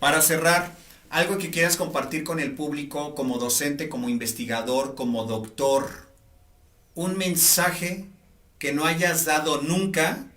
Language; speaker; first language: Spanish; native; Spanish